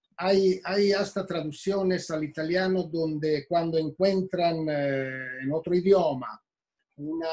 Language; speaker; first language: Spanish; non-native, fluent; Italian